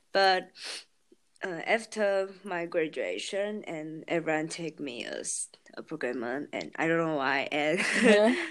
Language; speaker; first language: English; non-native, learner; Chinese